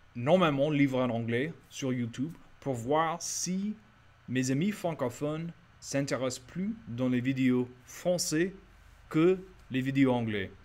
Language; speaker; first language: French; non-native, fluent; English